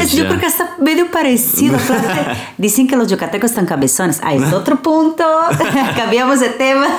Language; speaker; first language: Spanish; early bilingual, other home language; Portuguese